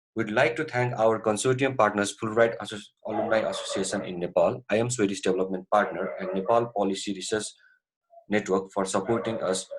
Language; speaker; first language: English; non-native, local second language; Nepali